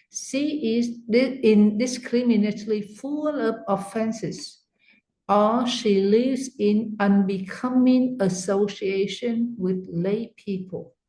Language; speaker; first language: English; non-native, fluent; Vietnamese